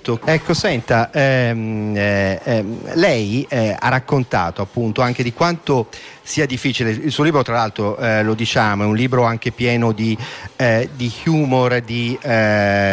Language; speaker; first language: Italian; native; Italian